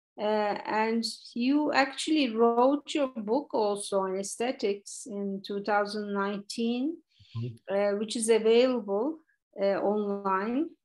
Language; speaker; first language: English; non-native, fluent; Turkish